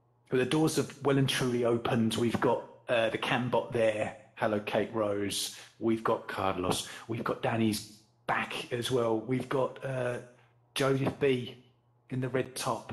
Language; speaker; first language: English; native; English